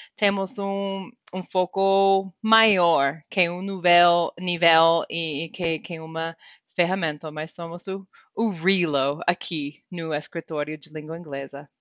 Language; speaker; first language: Portuguese; non-native, fluent; English